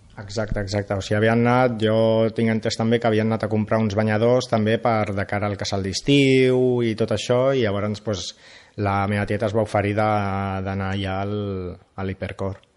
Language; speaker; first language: Catalan; native; Catalan